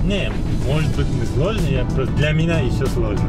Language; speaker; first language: Russian; non-native, learner; Uzbek